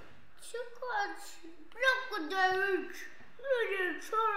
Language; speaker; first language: Romanian; non-native, learner; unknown